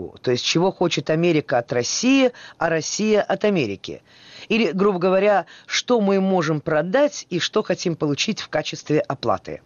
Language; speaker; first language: Russian; native; Russian